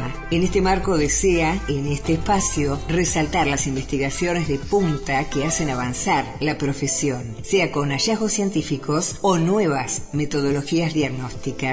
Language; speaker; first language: Spanish; native; Spanish